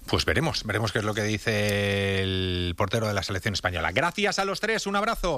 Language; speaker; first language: Spanish; native; Spanish